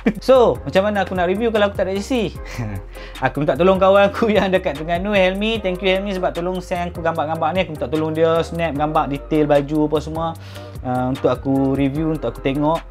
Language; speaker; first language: Malay; native; Malay